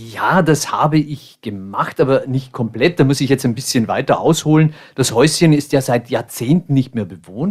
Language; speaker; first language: German; native; German